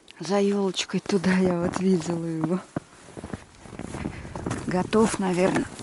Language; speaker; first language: Russian; native; Russian